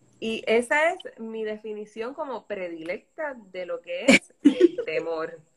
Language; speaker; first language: Spanish; native; Spanish